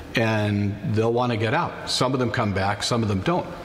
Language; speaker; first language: English; native; English